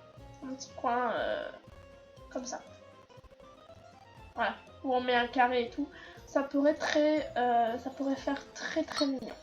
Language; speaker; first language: French; native; French